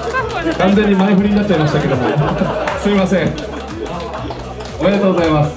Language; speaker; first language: Japanese; native; Japanese